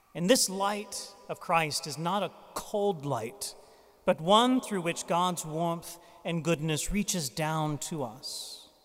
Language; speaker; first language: English; native; English